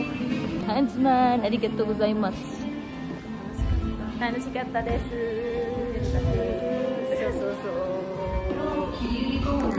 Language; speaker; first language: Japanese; non-native, learner; Filipino